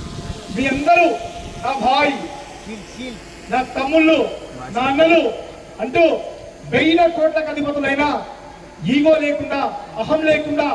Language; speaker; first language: Telugu; native; Telugu